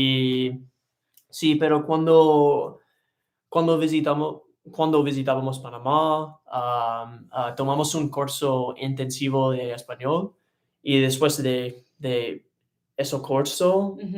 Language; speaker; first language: Spanish; non-native, learner; English